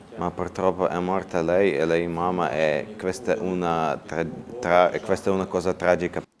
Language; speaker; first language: Italian; non-native, learner; Ukrainian